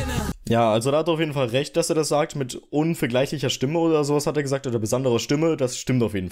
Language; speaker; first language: German; native; German